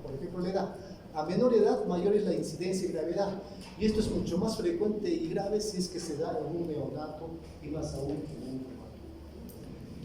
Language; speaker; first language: Spanish; native; Spanish